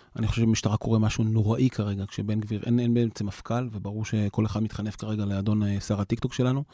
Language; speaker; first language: Hebrew; native; Hebrew